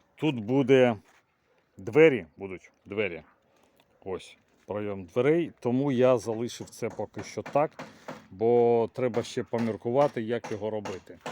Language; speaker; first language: Ukrainian; native; Ukrainian